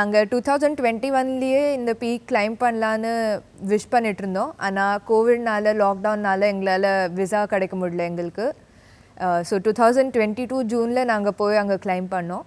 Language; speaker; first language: Tamil; early bilingual, heritage; Tamil